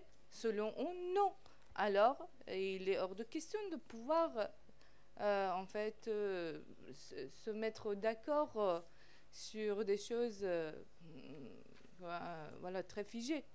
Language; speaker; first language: French; non-native, fluent; Persian